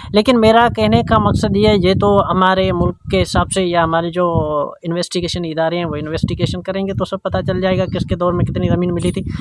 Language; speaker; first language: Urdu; non-native, local second language; Sindhi